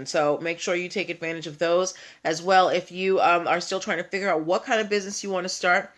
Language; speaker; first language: English; native; English